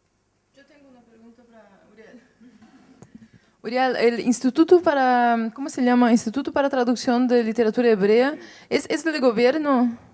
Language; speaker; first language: Spanish; non-native, fluent; Portuguese